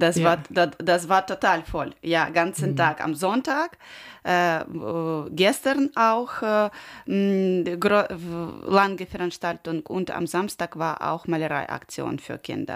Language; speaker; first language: German; non-native, learner; Ukrainian